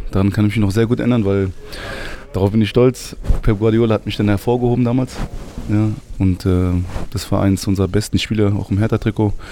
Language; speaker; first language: German; early bilingual, other home language; Arabic